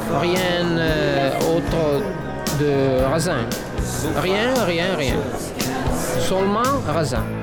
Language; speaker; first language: French; non-native, learner; Italian